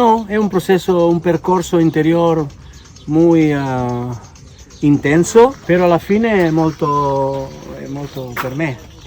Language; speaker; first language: Italian; non-native, learner; Spanish